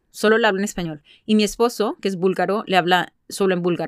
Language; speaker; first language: Spanish; early bilingual, heritage; Spanish